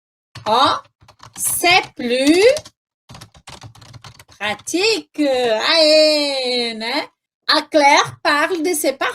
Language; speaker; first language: French; non-native, fluent; Portuguese